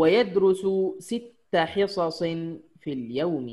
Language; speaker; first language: Arabic; non-native, fluent; Indonesian